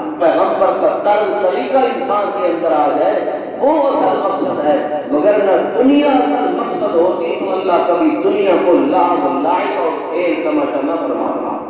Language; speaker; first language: Urdu; non-native, local second language; Saraiki